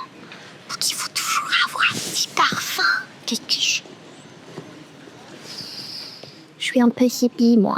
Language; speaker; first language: French; early bilingual, heritage; French